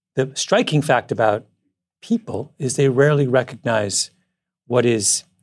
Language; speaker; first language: English; native; English